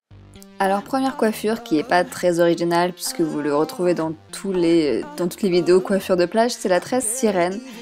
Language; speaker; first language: French; native; French